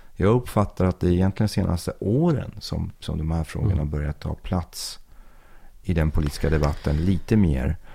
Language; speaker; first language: Swedish; early bilingual, other home language; Persian